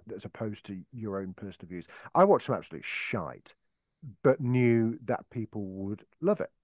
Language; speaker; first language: English; native; English